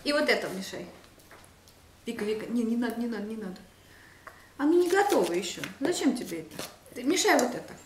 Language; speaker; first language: Russian; native; Russian